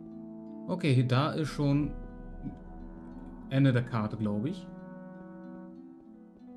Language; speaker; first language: German; native; German